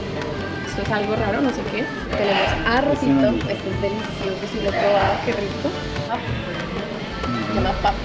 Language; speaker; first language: Spanish; native; Spanish